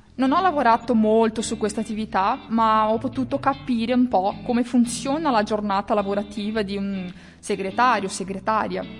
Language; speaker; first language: Italian; non-native, fluent; Portuguese